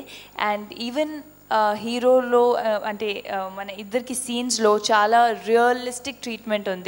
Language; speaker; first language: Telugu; non-native, fluent; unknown